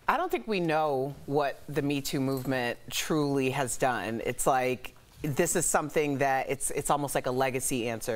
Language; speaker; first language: English; native; English